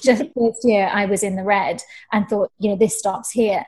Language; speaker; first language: English; native; English